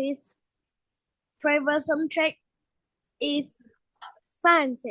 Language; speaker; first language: English; non-native, learner; Vietnamese